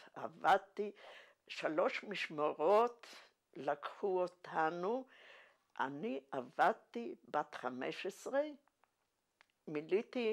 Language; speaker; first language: Hebrew; non-native, fluent; Yiddish